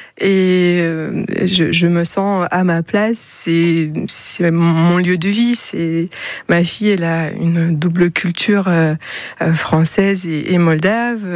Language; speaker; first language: French; non-native, fluent; Romanian